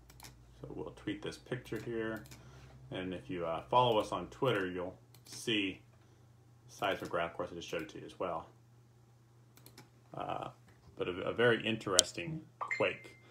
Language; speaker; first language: English; native; English